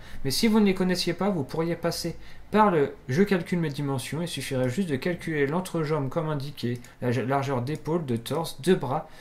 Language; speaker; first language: French; native; French